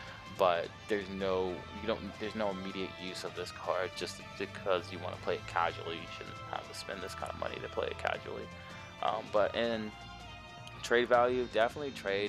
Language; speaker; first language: English; native; English